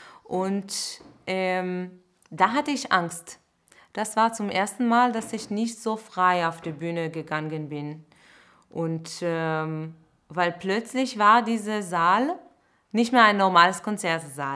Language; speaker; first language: German; non-native, fluent; Hebrew